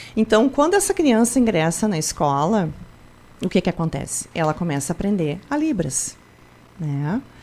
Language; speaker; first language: Portuguese; native; Portuguese